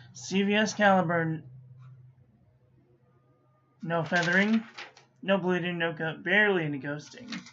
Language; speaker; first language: English; native; English